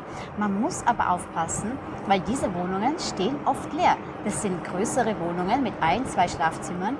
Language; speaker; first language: German; native; German